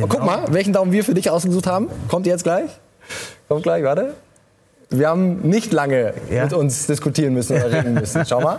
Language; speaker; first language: German; native; German